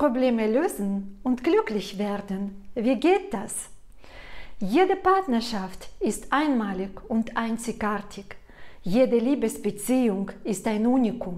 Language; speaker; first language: German; non-native, fluent; Russian